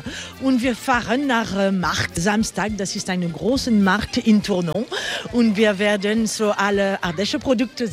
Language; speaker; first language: German; non-native, learner; French